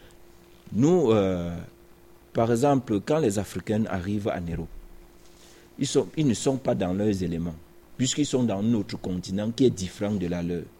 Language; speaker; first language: French; non-native, fluent; Spanish